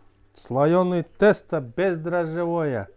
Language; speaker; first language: Russian; non-native, local second language; Kyrgyz